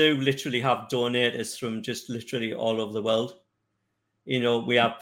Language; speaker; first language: English; native; English